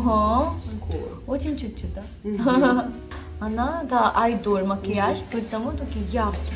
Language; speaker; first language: Russian; non-native, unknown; Korean